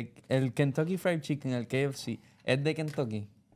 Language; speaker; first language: Spanish; early bilingual, heritage; Spanish